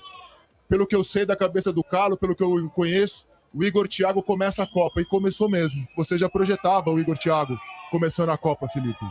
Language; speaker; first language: Portuguese; native; Portuguese